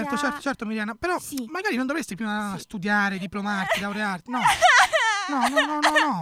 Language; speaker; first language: Italian; native; Italian